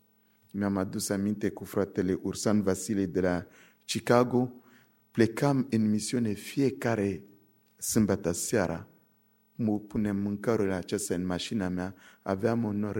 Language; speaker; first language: Romanian; non-native, fluent; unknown